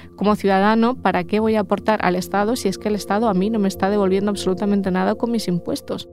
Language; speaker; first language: Spanish; early bilingual, other home language; Russian